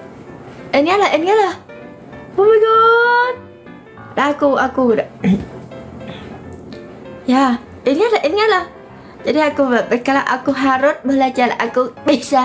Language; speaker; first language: Indonesian; non-native, learner; Vietnamese